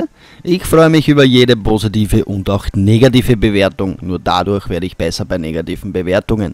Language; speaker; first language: German; native; German